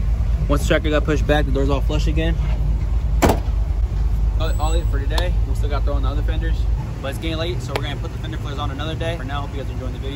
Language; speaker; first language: English; native; English